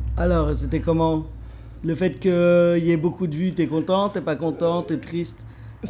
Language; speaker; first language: French; native; French